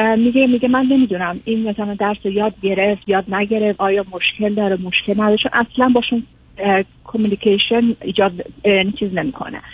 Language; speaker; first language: Persian; native; Persian